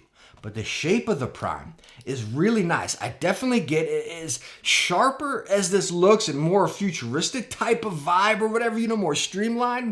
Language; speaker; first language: English; native; English